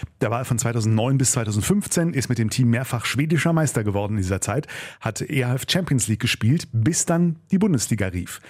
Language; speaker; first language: German; native; German